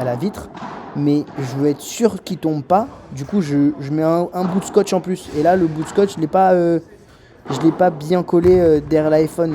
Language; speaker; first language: French; native; French